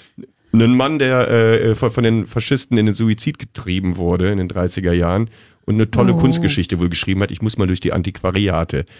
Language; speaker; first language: German; native; German